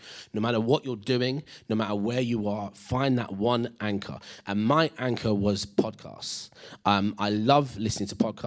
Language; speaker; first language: English; native; English